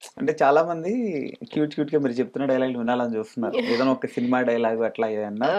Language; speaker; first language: Telugu; native; Telugu